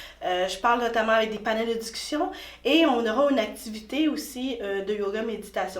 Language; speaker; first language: French; native; French